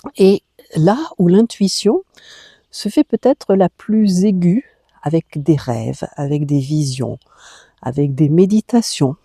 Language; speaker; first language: French; native; French